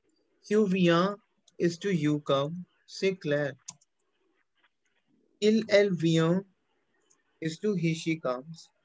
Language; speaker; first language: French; non-native, fluent; Hindi